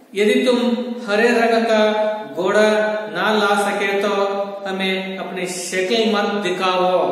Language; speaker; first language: Hindi; non-native, local second language; Kannada